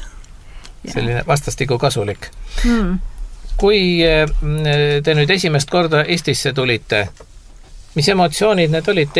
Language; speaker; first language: Estonian; native; Estonian